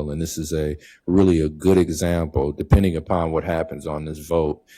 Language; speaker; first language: English; native; English